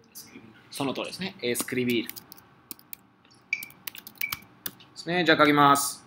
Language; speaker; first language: Japanese; non-native, fluent; Spanish